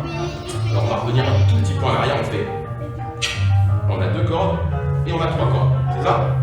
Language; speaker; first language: French; native; French